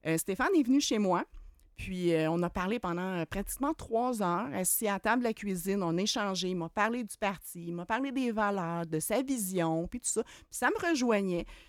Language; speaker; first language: French; native; French